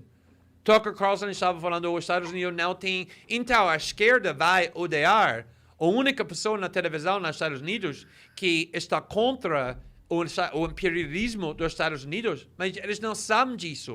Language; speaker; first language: Portuguese; non-native, fluent; English